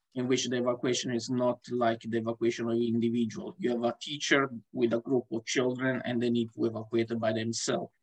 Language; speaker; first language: English; non-native, fluent; Italian